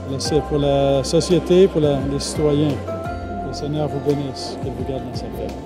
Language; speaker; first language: French; native; French